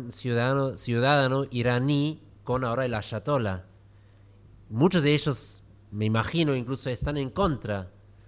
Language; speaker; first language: Spanish; non-native, fluent; German